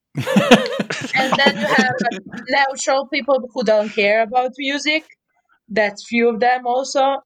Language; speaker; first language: English; non-native, fluent; Serbian